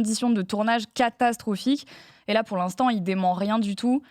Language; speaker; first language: French; native; French